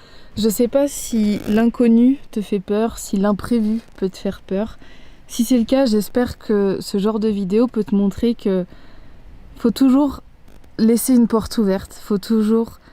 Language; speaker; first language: French; native; French